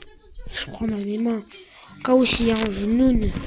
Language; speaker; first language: French; native; French